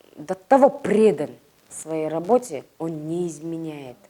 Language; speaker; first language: Russian; non-native, local second language; Kazakh